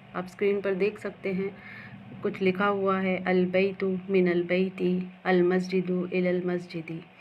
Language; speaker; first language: Hindi; native; Hindi